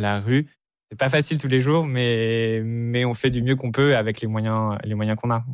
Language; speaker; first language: French; native; French